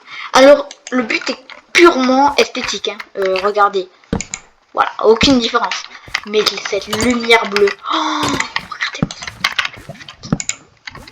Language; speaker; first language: French; native; French